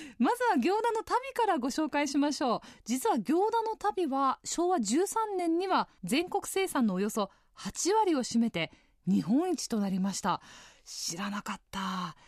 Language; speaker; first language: Japanese; native; Japanese